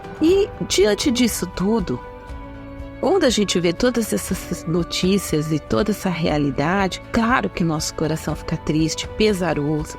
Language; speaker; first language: Portuguese; native; Portuguese